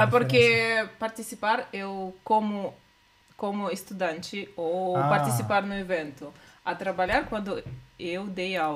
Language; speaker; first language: Portuguese; non-native, learner; Russian